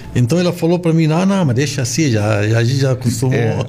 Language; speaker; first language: Portuguese; non-native, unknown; Arabic